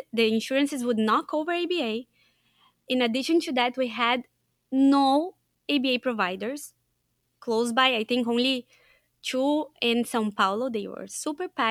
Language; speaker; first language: English; non-native, fluent; Portuguese